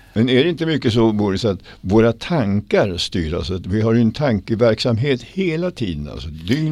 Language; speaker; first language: Swedish; native; Swedish